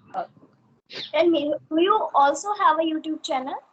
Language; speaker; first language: English; non-native, local second language; Hindi